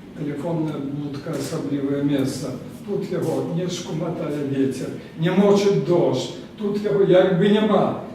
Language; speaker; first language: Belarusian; native; Belarusian